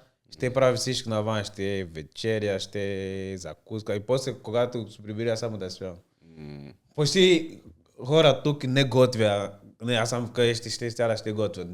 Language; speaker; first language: Bulgarian; non-native, learner; Portuguese